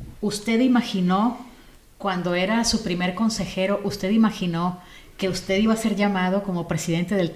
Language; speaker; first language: Spanish; native; Spanish